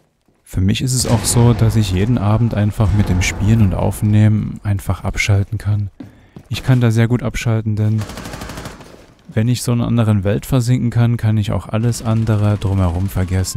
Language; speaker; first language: German; native; German